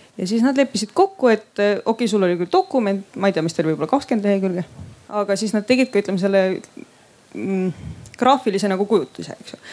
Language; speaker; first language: Estonian; native; Estonian